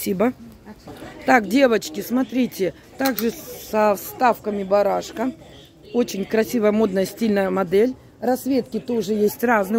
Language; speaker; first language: Russian; native; Russian